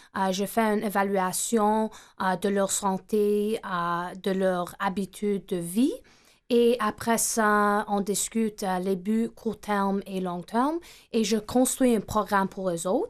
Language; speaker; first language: French; non-native, fluent; English